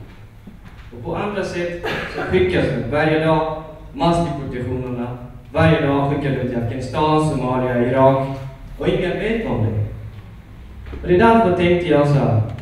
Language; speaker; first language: Swedish; non-native, fluent; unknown